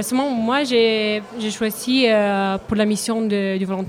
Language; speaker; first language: French; non-native, learner; Italian